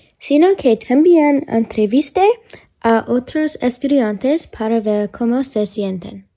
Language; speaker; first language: Spanish; non-native, learner; English